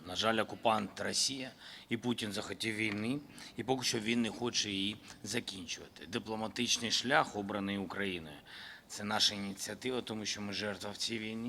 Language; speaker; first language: Ukrainian; non-native, local second language; Russian